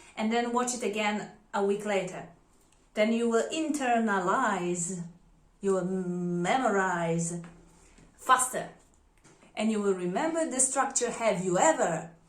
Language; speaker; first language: English; non-native, fluent; Polish